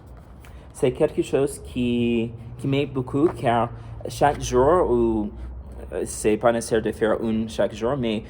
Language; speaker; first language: French; non-native, fluent; English